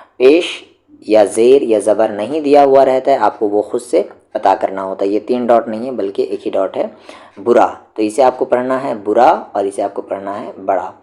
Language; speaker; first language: Urdu; native; Urdu